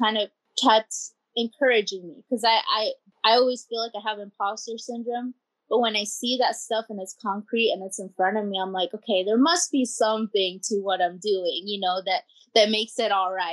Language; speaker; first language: English; early bilingual, other home language; Spanish